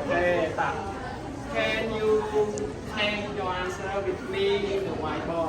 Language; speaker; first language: English; non-native, learner; Khmer